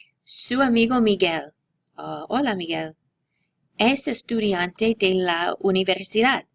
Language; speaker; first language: Spanish; non-native, fluent; English